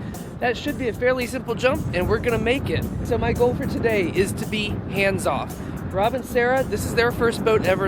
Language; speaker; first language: English; native; English